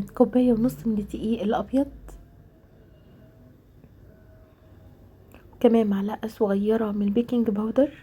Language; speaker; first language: Arabic; native; Arabic